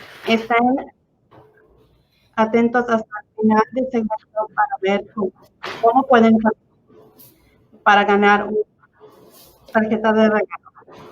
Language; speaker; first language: Spanish; early bilingual, heritage; Spanish